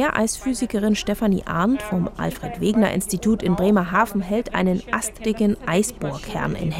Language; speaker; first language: German; native; German